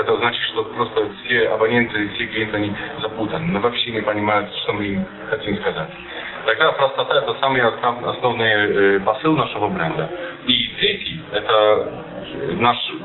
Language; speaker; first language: Russian; non-native, fluent; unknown